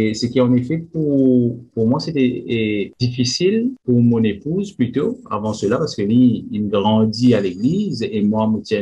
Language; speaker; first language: French; non-native, local second language; Morisyen